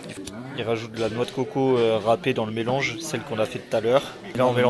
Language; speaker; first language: French; native; French